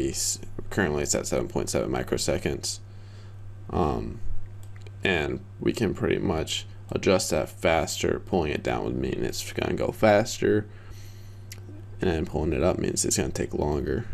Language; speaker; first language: English; native; English